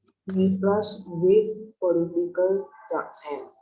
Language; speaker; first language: German; non-native, learner; Indonesian